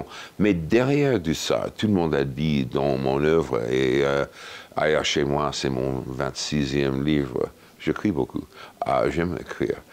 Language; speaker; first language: French; non-native, fluent; English